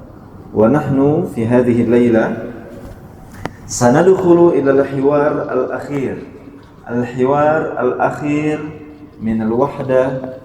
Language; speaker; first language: Arabic; non-native, fluent; Indonesian